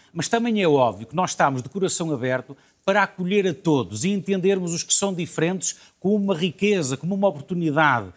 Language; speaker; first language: Portuguese; native; Portuguese